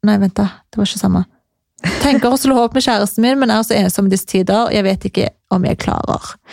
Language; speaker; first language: Norwegian; native; Norwegian